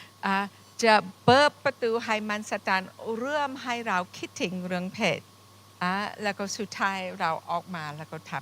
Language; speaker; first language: Thai; non-native, fluent; English